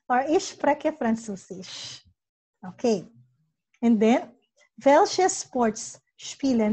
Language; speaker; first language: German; non-native, learner; Filipino